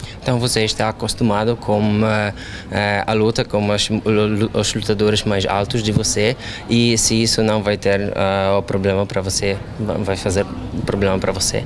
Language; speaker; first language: Portuguese; non-native, fluent; Polish